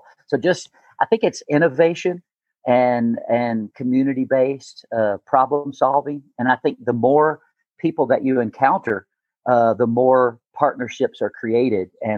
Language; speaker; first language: English; native; English